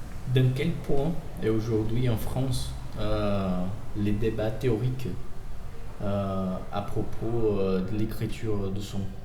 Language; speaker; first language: French; non-native, fluent; Portuguese